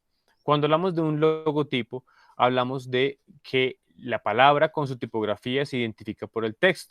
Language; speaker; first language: Spanish; native; Spanish